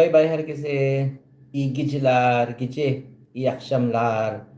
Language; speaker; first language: Turkish; non-native, learner; Filipino